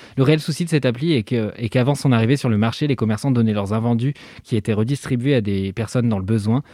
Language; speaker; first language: French; native; French